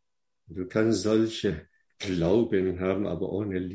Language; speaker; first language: German; non-native, fluent; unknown